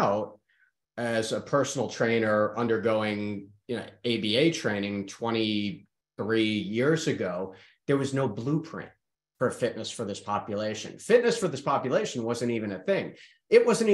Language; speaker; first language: English; native; English